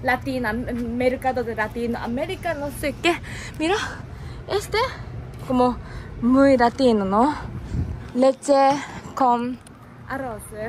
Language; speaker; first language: Spanish; non-native, learner; Japanese